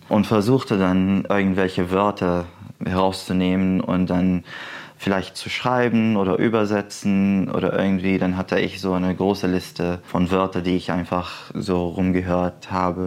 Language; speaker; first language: German; non-native, fluent; Arabic